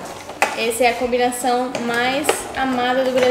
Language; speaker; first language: Portuguese; native; Portuguese